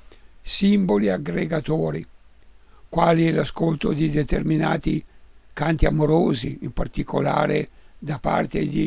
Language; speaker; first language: Italian; native; Italian